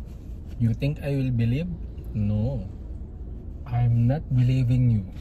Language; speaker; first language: English; non-native, local second language; Filipino